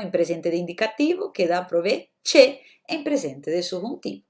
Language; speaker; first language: Spanish; non-native, fluent; Portuguese